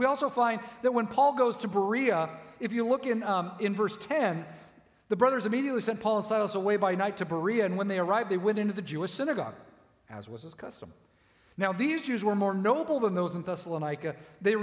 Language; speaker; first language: English; native; English